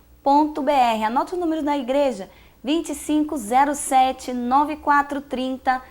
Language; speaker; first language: Portuguese; native; Portuguese